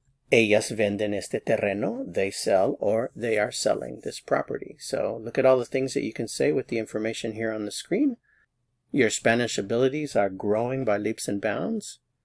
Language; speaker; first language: English; native; English